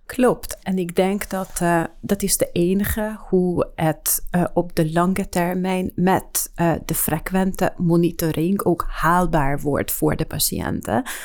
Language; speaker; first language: Dutch; non-native, fluent; Hungarian